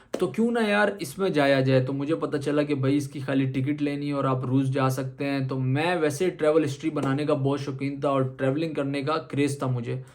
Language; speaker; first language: Urdu; native; Urdu